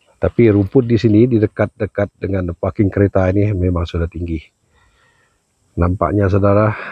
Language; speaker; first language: Malay; non-native, local second language; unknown